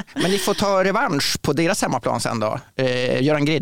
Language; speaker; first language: Swedish; native; Swedish